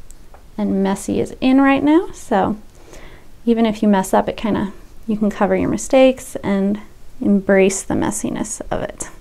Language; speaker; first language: English; native; English